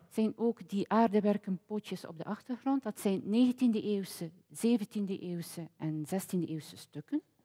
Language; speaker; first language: Dutch; native; Dutch